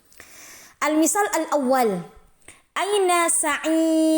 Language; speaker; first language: Arabic; non-native, fluent; Indonesian